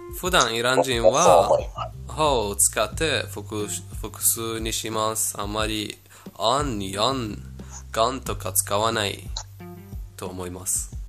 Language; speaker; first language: Japanese; non-native, fluent; Persian